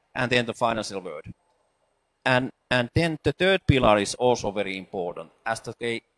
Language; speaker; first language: English; non-native, fluent; Finnish